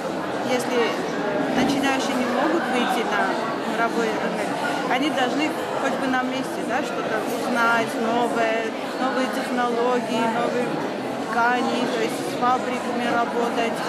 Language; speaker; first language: Russian; non-native, fluent; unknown